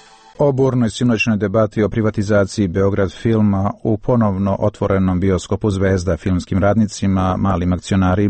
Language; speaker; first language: Croatian; native; Croatian